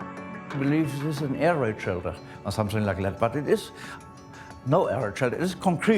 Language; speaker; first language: English; non-native, fluent; German